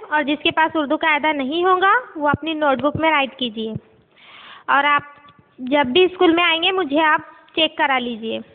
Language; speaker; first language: Hindi; native; Hindi